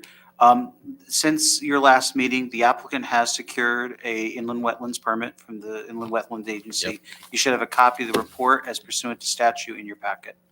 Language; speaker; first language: English; native; English